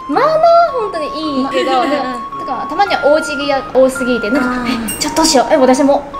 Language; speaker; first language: Japanese; non-native, learner; Chinese